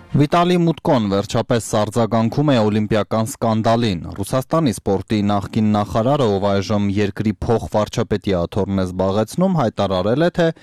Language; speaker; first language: Armenian; native; Armenian